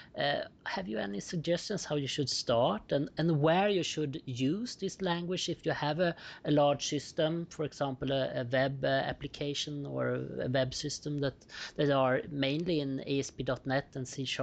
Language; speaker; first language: English; non-native, fluent; Swedish